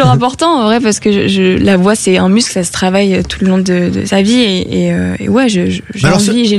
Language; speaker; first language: French; native; French